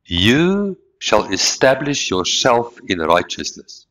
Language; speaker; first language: English; non-native, local second language; Afrikaans